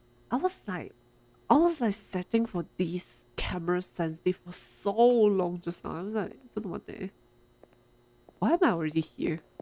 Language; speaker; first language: English; non-native, local second language; Chinese